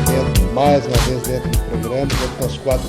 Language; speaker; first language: Portuguese; native; Portuguese